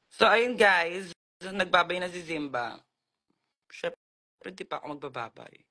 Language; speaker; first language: Filipino; native; Filipino